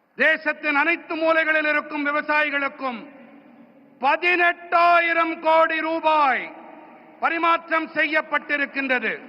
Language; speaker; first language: Tamil; native; Tamil